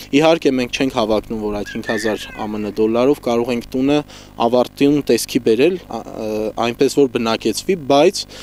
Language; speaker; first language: Armenian; native; Armenian